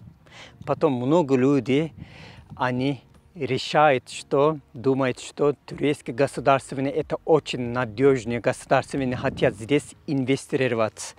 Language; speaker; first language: Russian; non-native, fluent; Turkish